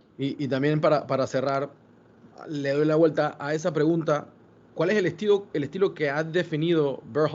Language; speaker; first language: Spanish; native; Spanish